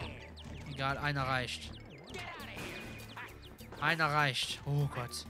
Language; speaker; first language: German; native; German